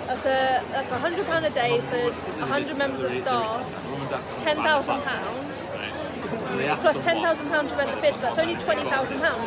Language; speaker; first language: English; native; English